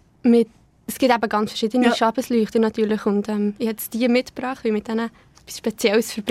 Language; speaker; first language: German; early bilingual, other home language; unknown